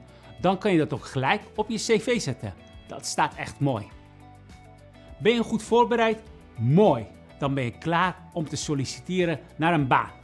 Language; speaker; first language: Dutch; non-native, fluent; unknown